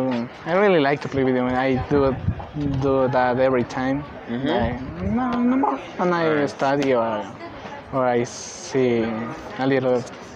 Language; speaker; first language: English; non-native, learner; Spanish